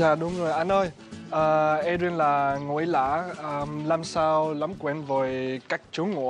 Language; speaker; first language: Vietnamese; non-native, learner; English